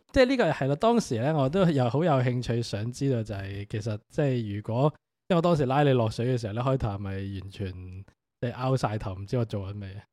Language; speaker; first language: Cantonese; native; Cantonese